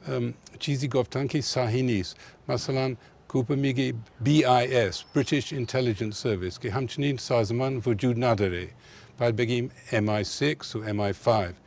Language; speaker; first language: Persian; non-native, fluent; English